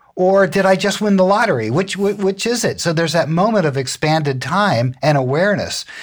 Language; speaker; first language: English; native; English